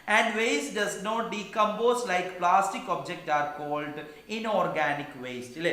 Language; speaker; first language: English; non-native, local second language; Malayalam